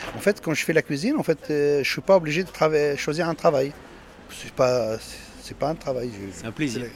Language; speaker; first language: French; non-native, local second language; Arabic